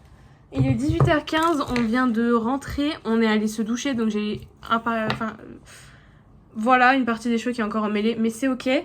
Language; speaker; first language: French; native; French